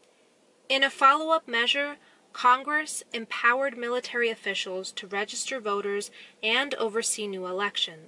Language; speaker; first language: English; native; English